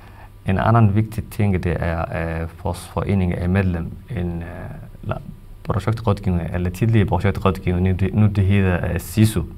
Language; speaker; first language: Danish; non-native, fluent; Somali